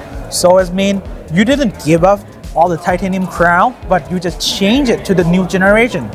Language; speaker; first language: English; non-native, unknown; Thai